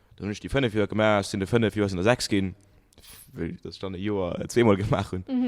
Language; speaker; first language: Luxembourgish; native; Luxembourgish